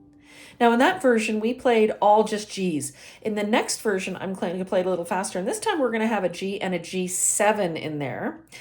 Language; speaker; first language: English; native; English